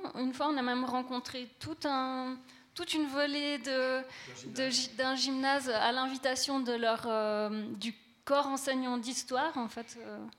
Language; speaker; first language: French; native; French